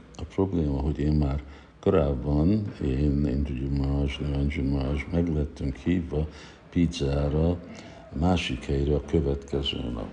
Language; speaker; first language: Hungarian; early bilingual, heritage; Hungarian